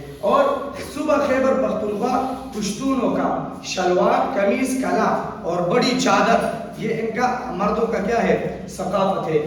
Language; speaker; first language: Urdu; non-native, local second language; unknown